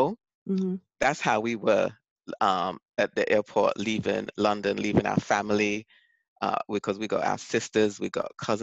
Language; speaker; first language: English; native; English